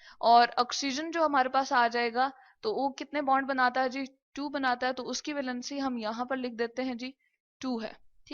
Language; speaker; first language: Hindi; non-native, local second language; Punjabi